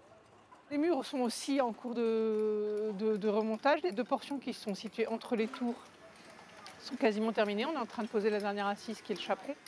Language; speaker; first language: French; native; French